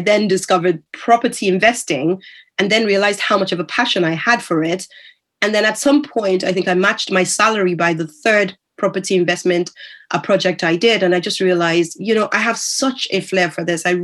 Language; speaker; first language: English; non-native, local second language; Yoruba